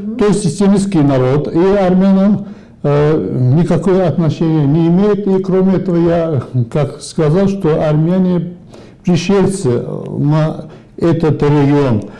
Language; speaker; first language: Russian; non-native, local second language; Azerbaijani